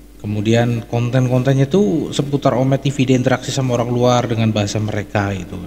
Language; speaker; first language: Indonesian; native; Indonesian